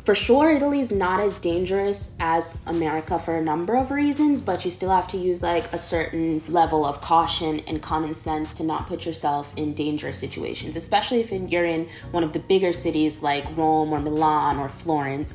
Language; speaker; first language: English; native; English